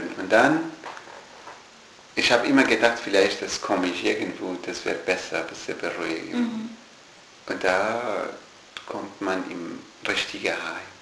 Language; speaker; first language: German; non-native, learner; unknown